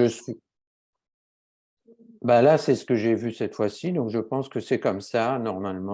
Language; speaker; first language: French; native; French